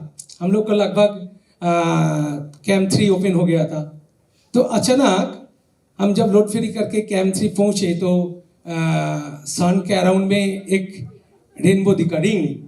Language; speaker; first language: Hindi; non-native, local second language; Bangla